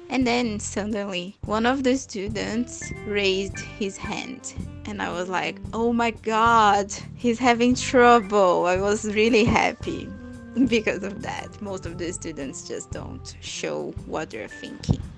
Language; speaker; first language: English; non-native, fluent; Portuguese